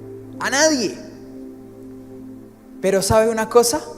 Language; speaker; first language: Spanish; native; Spanish